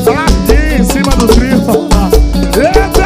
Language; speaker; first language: Portuguese; native; Portuguese